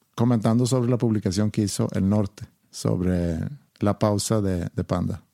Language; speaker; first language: Spanish; non-native, fluent; Swedish